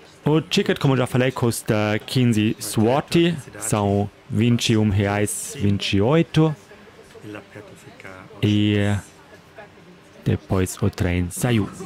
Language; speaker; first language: Portuguese; non-native, fluent; German